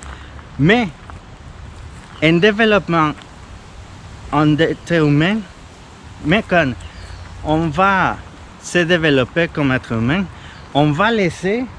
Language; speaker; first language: French; non-native, fluent; Spanish